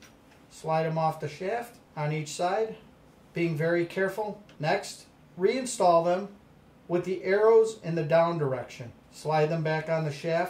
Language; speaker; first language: English; native; English